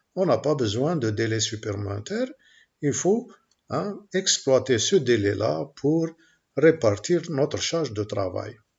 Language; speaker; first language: French; non-native, local second language; Arabic